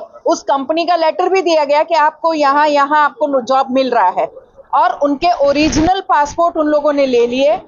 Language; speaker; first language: Hindi; native; Hindi